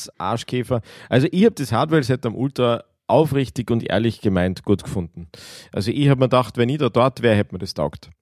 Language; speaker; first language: German; native; German